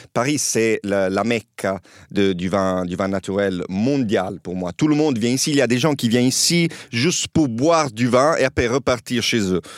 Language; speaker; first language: French; non-native, fluent; Italian